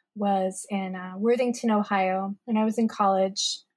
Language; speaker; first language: English; native; English